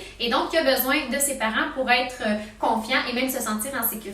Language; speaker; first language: French; native; French